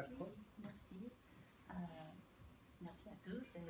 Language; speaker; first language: French; non-native, fluent; Spanish